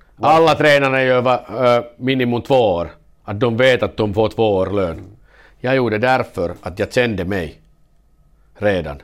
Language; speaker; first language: Swedish; non-native, learner; Finnish